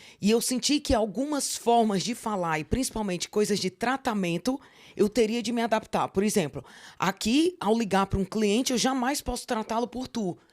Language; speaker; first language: Portuguese; native; Portuguese